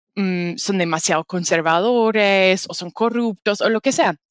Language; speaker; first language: Spanish; non-native, fluent; English